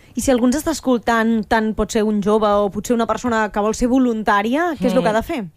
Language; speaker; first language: Catalan; native; Catalan